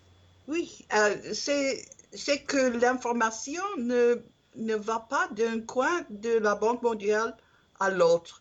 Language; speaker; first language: French; non-native, learner; English